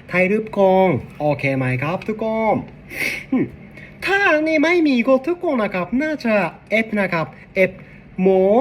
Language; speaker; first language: Thai; non-native, learner; Japanese